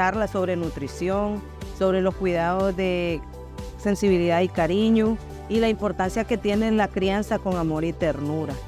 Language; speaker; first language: Spanish; native; Spanish